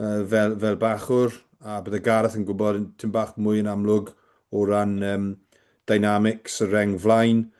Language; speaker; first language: Welsh; native; Welsh